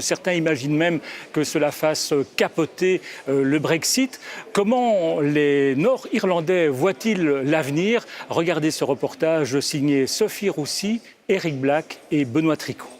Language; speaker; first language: French; native; French